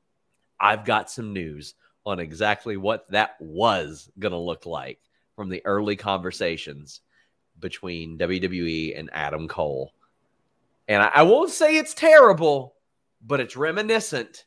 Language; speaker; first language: English; native; English